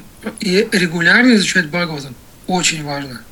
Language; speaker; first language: Russian; native; Russian